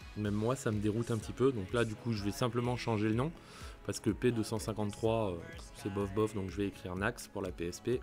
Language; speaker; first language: French; native; French